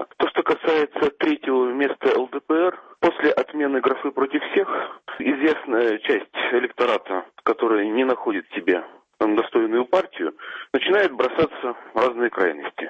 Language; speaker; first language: Russian; native; Russian